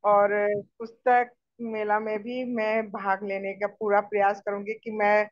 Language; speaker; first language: Hindi; native; Hindi